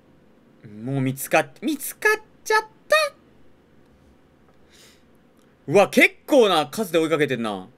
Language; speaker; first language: Japanese; native; Japanese